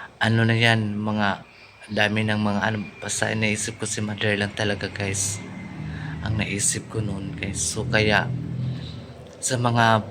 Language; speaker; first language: Filipino; non-native, local second language; Cebuano